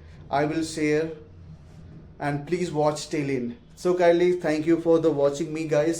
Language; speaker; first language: English; non-native, learner; Hindi